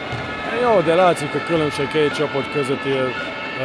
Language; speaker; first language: Hungarian; non-native, learner; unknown